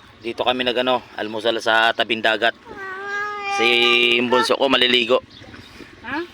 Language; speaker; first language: Filipino; non-native, local second language; Masbatenyo